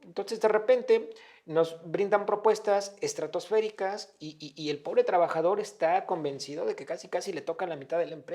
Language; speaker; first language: Spanish; native; Spanish